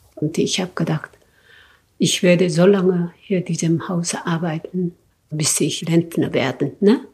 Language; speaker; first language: German; non-native, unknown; Korean